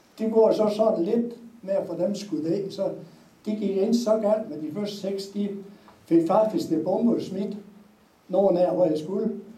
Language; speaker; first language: Danish; native; Danish